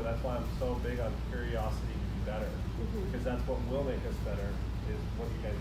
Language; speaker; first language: English; native; English